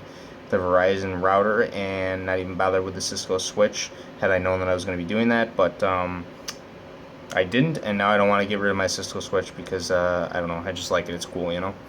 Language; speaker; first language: English; native; English